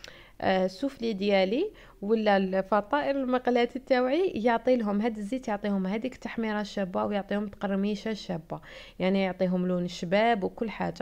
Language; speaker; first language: Arabic; native; Arabic